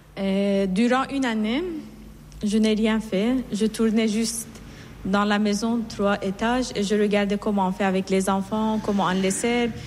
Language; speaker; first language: French; non-native, fluent; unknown